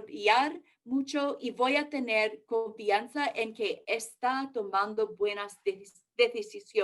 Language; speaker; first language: Spanish; early bilingual, heritage; English